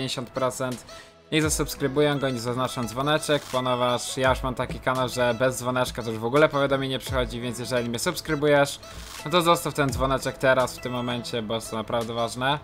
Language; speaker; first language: Polish; native; Polish